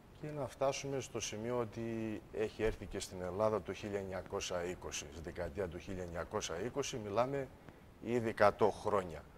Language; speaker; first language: Greek; early bilingual, heritage; Greek